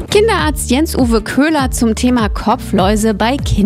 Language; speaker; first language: German; native; German